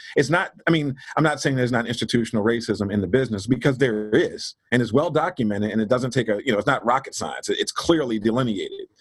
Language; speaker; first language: English; native; English